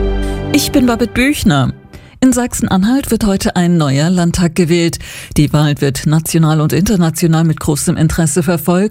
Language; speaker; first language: German; native; German